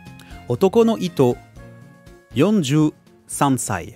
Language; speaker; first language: Japanese; non-native, learner; French